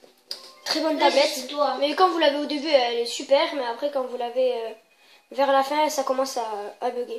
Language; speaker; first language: French; native; French